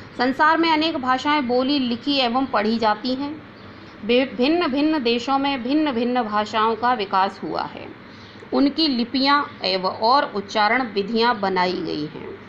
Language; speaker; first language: Hindi; native; Hindi